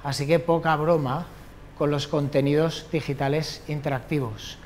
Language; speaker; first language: Spanish; non-native, local second language; Catalan